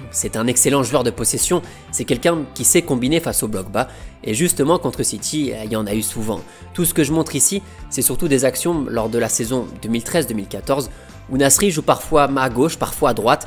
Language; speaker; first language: French; native; French